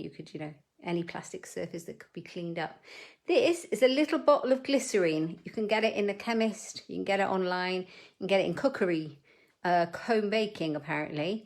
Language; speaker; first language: English; native; English